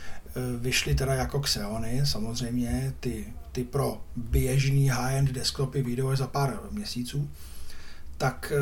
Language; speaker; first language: Czech; native; Czech